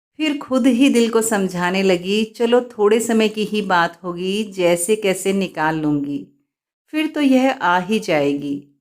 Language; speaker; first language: Hindi; native; Hindi